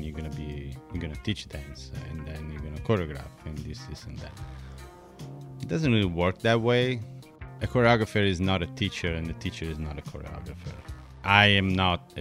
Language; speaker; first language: English; non-native, fluent; Italian